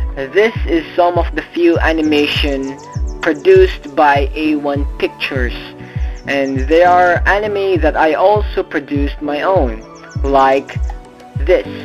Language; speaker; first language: English; non-native, fluent; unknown